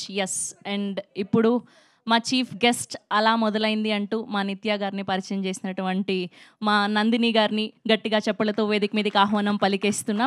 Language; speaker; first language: Telugu; native; Telugu